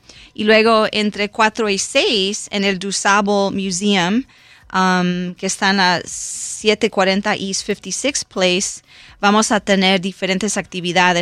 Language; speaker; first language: Spanish; non-native, local second language; English